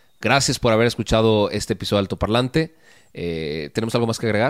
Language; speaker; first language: Spanish; native; Spanish